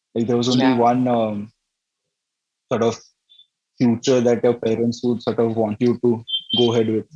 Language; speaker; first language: English; non-native, local second language; Gujarati